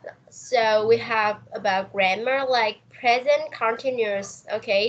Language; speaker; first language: English; non-native, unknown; Vietnamese